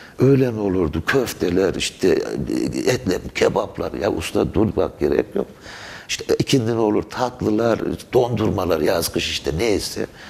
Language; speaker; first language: Turkish; native; Turkish